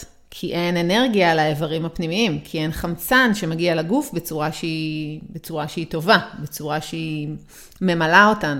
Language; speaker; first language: Hebrew; native; Hebrew